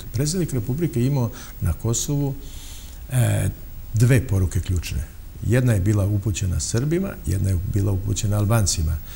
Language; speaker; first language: Bosnian; non-native, local second language; Albanian